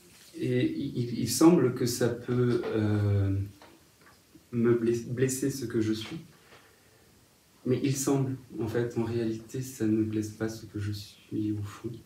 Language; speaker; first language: French; native; French